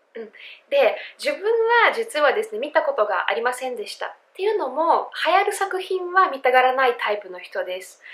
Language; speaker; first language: Japanese; non-native, fluent; Russian